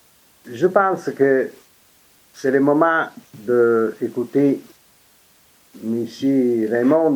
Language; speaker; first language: French; non-native, fluent; Italian